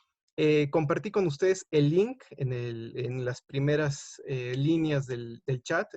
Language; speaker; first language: Spanish; native; Spanish